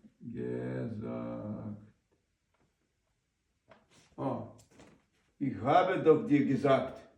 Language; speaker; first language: German; non-native, learner; Ukrainian